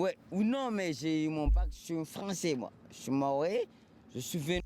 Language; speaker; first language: French; non-native, local second language; Comorian